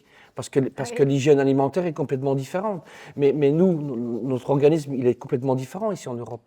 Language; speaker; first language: French; native; French